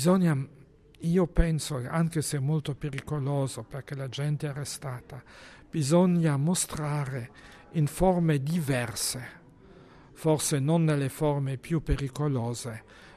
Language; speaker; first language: Italian; non-native, fluent; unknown